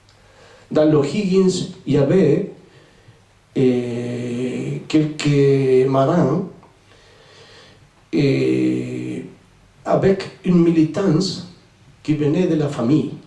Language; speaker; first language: French; non-native, fluent; Spanish